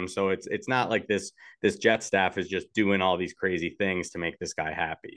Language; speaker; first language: English; native; English